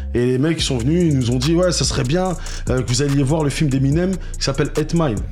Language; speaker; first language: French; native; French